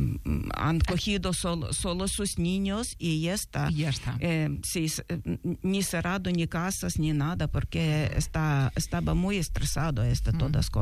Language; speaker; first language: Spanish; non-native, learner; Ukrainian